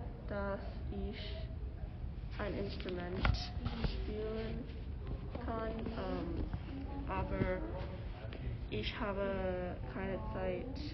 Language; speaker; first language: German; non-native, learner; English